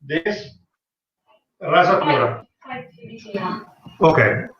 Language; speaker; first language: English; non-native, learner; Italian